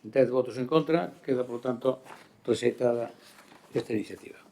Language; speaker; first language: Spanish; native; Spanish